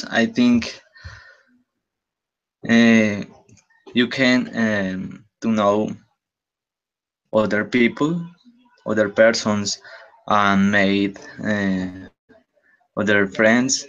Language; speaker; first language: English; non-native, learner; Spanish